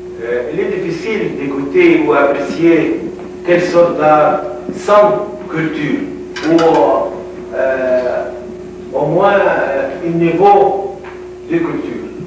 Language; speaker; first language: French; non-native, local second language; Arabic